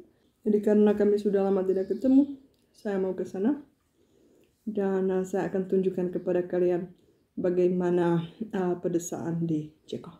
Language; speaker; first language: Indonesian; non-native, fluent; Czech